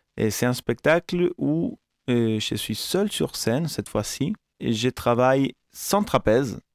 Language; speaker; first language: French; non-native, fluent; Spanish